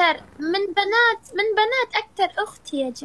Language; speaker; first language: Arabic; non-native, learner; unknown